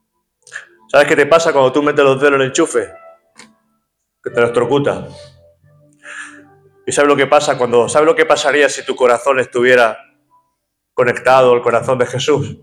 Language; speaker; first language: Spanish; native; Spanish